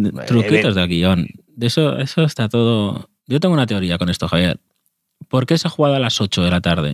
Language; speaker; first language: Spanish; native; Spanish